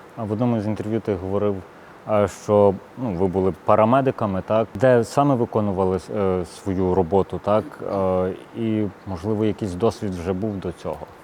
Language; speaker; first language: Ukrainian; native; Ukrainian